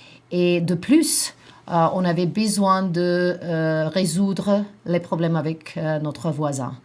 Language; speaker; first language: French; non-native, fluent; Macedonian